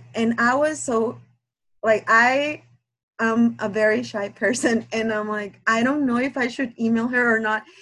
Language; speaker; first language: English; non-native, fluent; Spanish